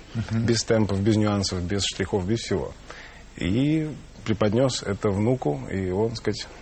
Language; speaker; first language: Russian; native; Russian